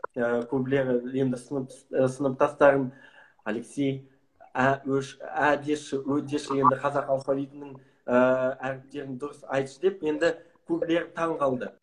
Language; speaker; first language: Kazakh; non-native, local second language; Russian